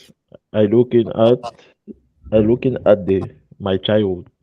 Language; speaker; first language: English; non-native, learner; French